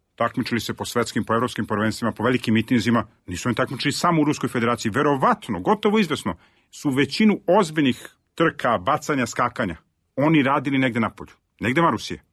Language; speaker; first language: Serbian; native; Serbian